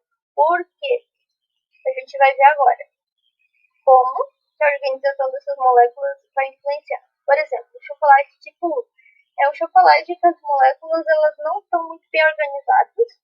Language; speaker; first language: Portuguese; native; Portuguese